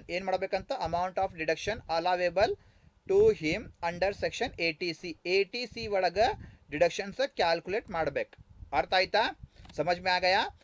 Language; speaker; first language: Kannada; non-native, local second language; Urdu